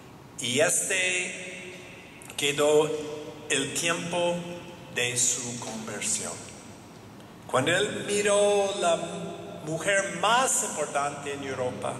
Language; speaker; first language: Spanish; non-native, learner; English